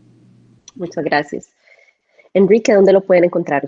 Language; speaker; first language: Spanish; native; Spanish